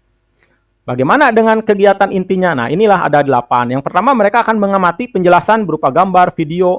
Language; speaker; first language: Indonesian; non-native, local second language; Sundanese